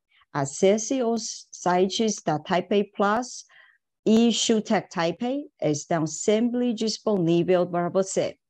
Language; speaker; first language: Portuguese; non-native, fluent; Chinese